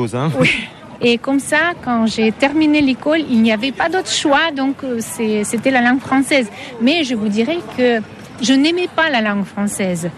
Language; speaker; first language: French; non-native, fluent; Russian